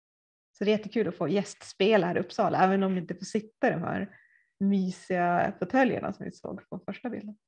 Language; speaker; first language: Swedish; native; Swedish